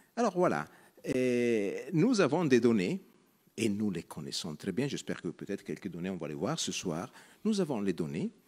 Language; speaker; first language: French; non-native, local second language; Italian